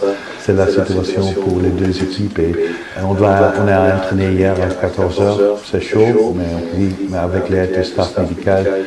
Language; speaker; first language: French; non-native, fluent; Dutch